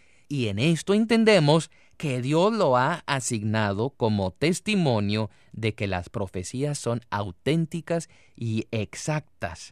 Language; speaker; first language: Spanish; native; Spanish